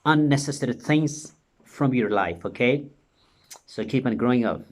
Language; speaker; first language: English; non-native, local second language; Nepali